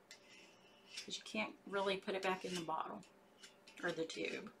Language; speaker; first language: English; native; English